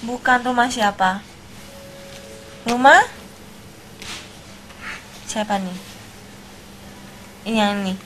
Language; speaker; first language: Indonesian; native; Indonesian